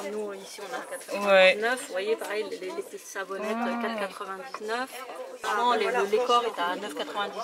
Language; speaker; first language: French; native; French